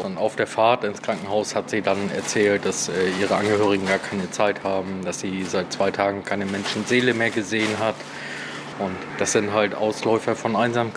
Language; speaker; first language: German; native; German